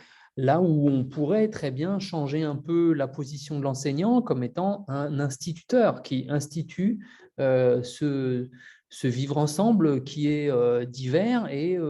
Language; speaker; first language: French; native; French